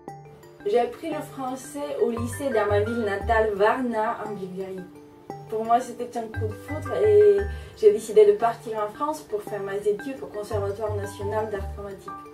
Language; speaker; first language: French; non-native, fluent; Bulgarian